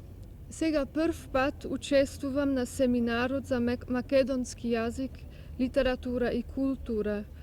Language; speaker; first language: Macedonian; non-native, learner; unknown